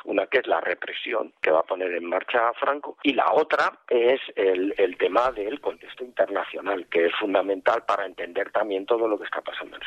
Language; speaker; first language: Spanish; native; Spanish